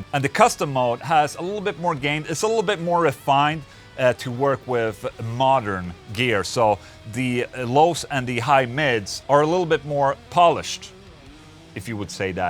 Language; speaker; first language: English; non-native, fluent; Swedish